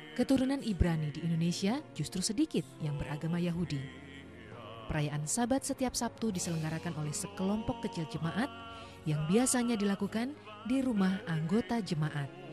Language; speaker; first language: Indonesian; native; Indonesian